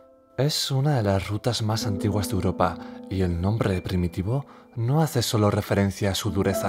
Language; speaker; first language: Spanish; native; Spanish